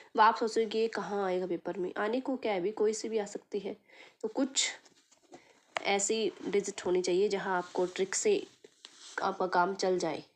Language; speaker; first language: Hindi; native; Hindi